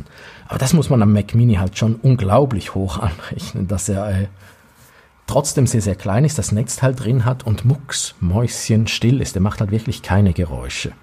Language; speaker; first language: German; native; German